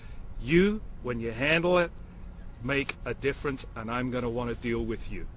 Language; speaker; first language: English; native; English